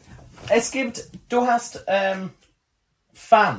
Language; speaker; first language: German; non-native, learner; English